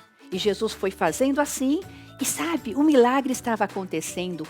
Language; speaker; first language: Portuguese; native; Portuguese